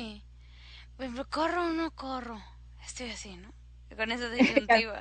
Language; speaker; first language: Spanish; native; Spanish